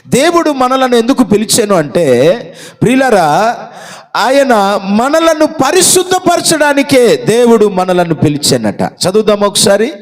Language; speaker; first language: Telugu; non-native, local second language; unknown